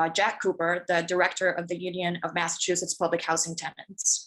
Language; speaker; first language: English; early bilingual, other home language; Spanish